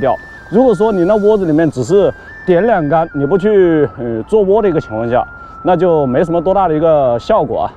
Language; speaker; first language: Chinese; native; Chinese